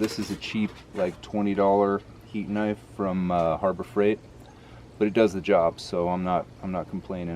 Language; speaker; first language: English; native; English